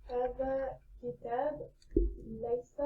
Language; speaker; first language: Arabic; non-native, learner; English